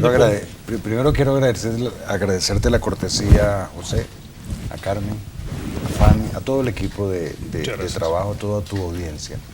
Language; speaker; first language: Spanish; native; Spanish